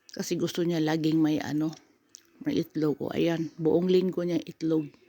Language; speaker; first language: Filipino; native; Filipino